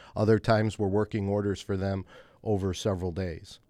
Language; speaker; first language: English; native; English